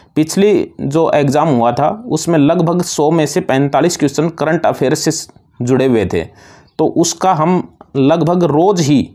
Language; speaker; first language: Hindi; native; Hindi